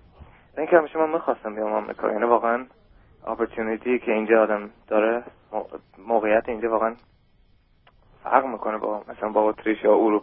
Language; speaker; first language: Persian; early bilingual, heritage; German